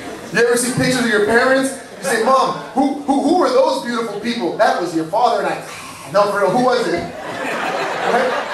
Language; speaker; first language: English; early bilingual, other home language; Spanish